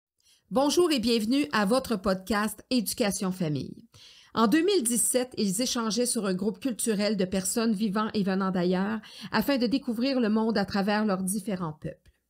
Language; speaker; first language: French; native; French